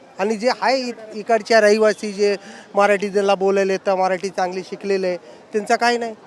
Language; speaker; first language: Marathi; non-native, local second language; Hindi